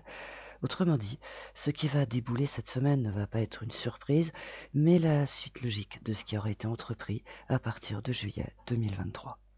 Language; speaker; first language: French; native; French